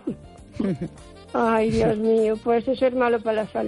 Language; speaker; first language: Spanish; native; Spanish